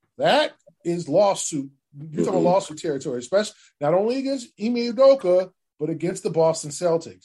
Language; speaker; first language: English; native; English